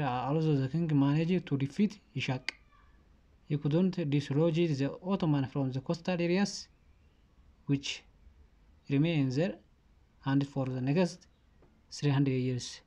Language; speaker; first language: English; non-native, fluent; Amharic